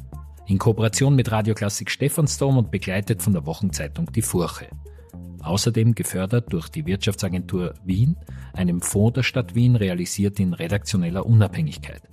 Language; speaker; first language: German; native; German